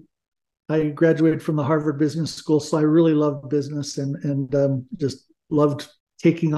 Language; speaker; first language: English; native; English